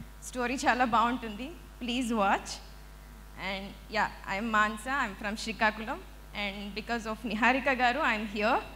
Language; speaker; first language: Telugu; native; Telugu